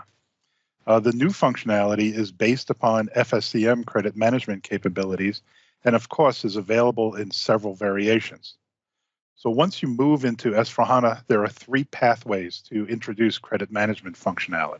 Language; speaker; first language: English; native; English